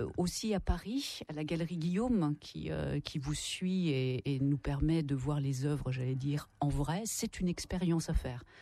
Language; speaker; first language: French; native; French